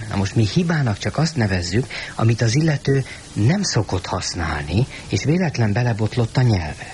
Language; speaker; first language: Hungarian; native; Hungarian